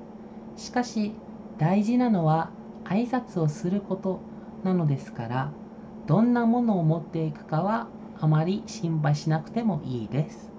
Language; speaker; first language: Japanese; non-native, fluent; Indonesian